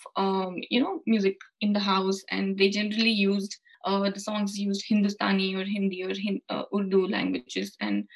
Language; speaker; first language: English; non-native, local second language; Hindi